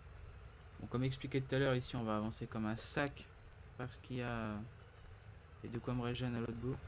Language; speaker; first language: French; native; French